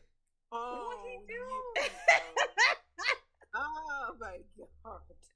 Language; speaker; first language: English; native; English